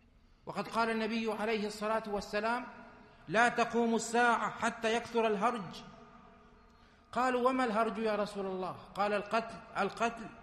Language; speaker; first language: Arabic; native; Arabic